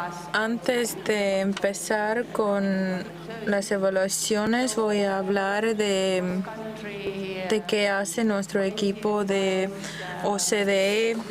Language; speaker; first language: Spanish; non-native, fluent; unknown